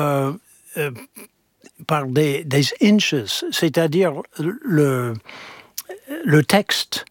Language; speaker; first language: French; non-native, fluent; English